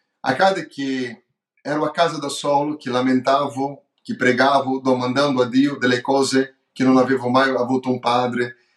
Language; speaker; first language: Italian; non-native, fluent; Portuguese